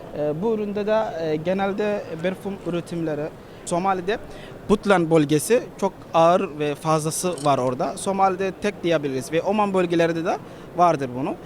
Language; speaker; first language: Turkish; non-native, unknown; Somali